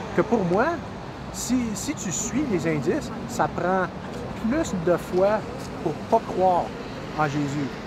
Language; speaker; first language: French; native; French